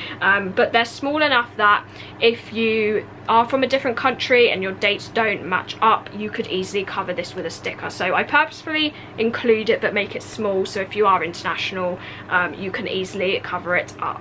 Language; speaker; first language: English; native; English